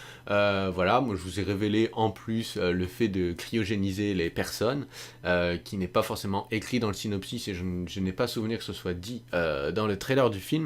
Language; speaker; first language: French; native; French